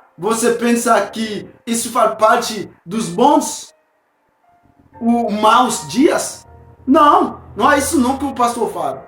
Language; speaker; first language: Portuguese; non-native, fluent; Haitian Creole